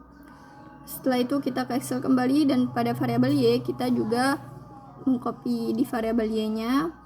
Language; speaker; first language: Indonesian; native; Indonesian